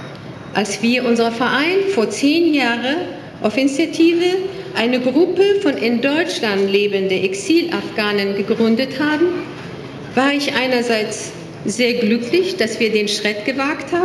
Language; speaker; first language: German; non-native, fluent; Persian